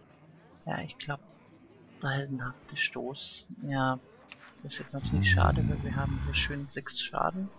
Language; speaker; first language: German; native; German